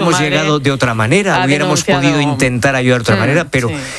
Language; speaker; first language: Spanish; native; Spanish